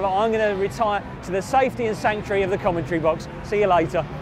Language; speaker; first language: English; native; English